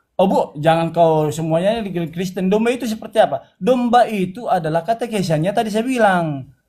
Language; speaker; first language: Indonesian; non-native, local second language; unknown